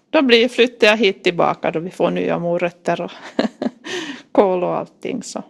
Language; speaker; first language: Swedish; native; Swedish